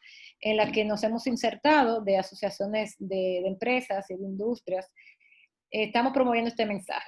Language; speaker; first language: Spanish; native; Spanish